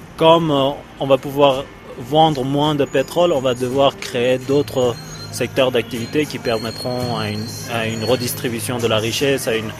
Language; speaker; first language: French; non-native, fluent; Persian